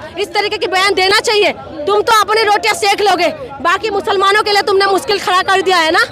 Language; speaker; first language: Hindi; non-native, local second language; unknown